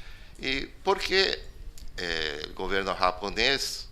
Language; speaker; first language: Spanish; non-native, fluent; Portuguese